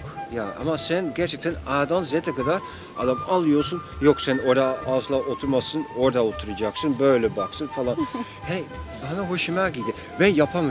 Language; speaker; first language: Turkish; non-native, fluent; Dutch